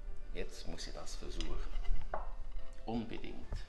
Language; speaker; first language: German; non-native, local second language; French